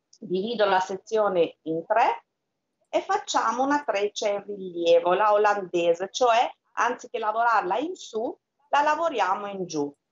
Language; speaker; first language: Italian; early bilingual, other home language; Albanian